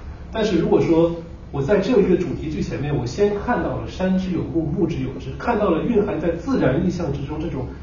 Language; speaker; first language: Chinese; native; Chinese